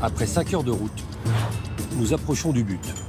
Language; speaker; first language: French; native; French